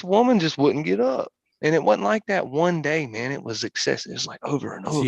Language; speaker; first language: English; native; English